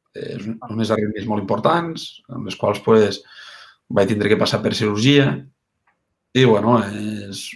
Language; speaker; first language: Catalan; native; Catalan